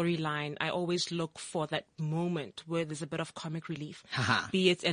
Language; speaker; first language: English; non-native, local second language; Tswana